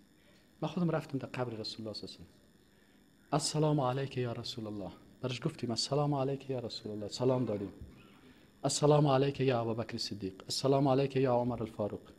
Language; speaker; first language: Persian; native; Persian